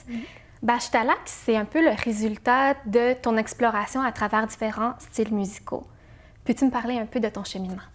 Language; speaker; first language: French; native; French